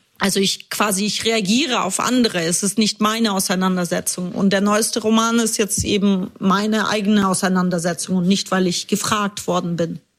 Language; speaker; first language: German; early bilingual, other home language; Russian